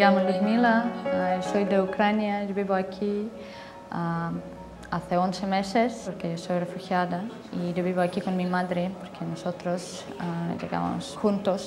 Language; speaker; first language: Spanish; non-native, learner; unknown